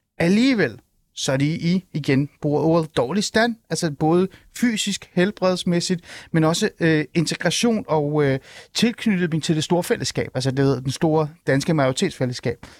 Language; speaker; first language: Danish; early bilingual, other home language; Persian